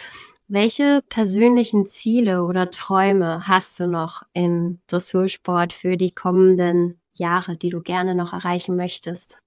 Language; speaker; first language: German; native; German